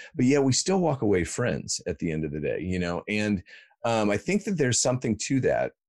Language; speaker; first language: English; native; English